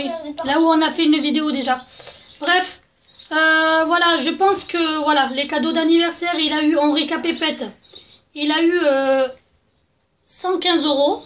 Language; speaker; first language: French; native; French